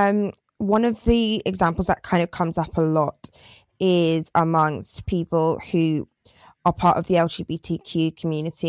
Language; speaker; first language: English; native; English